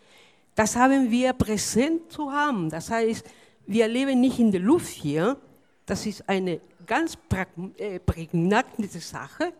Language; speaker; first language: German; non-native, fluent; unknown